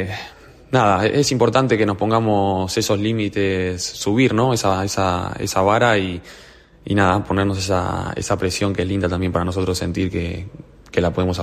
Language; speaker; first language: Spanish; native; Spanish